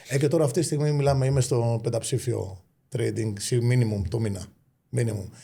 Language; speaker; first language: Greek; native; Greek